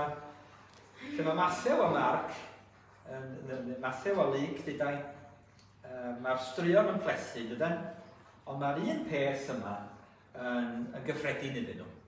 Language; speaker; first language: Welsh; native; Welsh